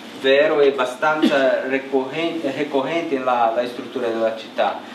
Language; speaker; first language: Italian; non-native, learner; Portuguese